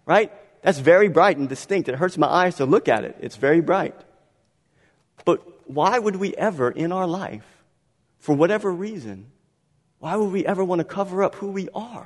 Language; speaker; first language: English; native; English